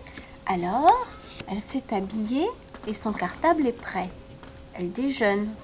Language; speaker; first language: French; native; French